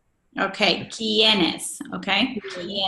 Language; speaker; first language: Spanish; non-native, fluent; English